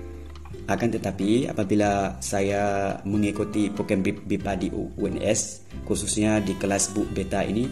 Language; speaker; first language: Indonesian; non-native, fluent; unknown